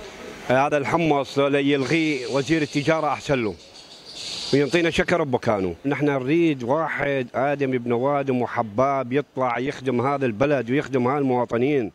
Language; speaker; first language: Arabic; native; Arabic